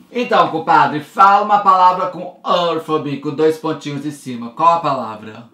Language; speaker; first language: Portuguese; native; Portuguese